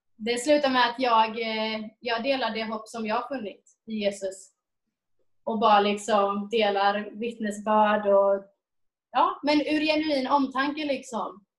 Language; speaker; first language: Swedish; native; Swedish